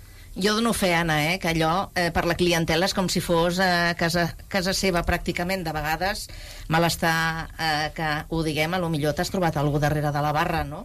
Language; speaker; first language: Catalan; native; Catalan